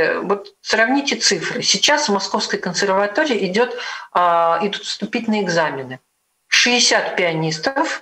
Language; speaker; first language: Russian; native; Russian